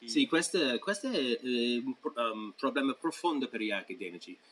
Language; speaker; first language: Italian; non-native, fluent; English